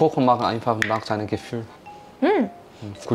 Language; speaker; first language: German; non-native, learner; Korean